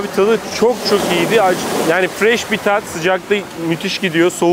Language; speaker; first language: Turkish; native; Turkish